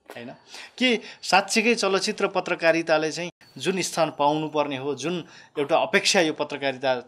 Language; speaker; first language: Nepali; native; Nepali